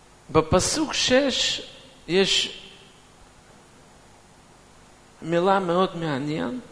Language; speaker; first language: Hebrew; non-native, fluent; Russian